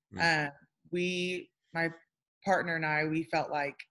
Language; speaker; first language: English; native; English